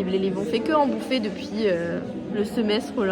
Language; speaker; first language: French; native; French